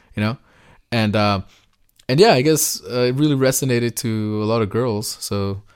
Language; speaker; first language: English; early bilingual, other home language; Spanish